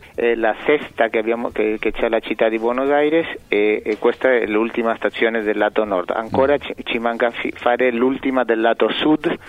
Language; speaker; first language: Italian; early bilingual, heritage; Italian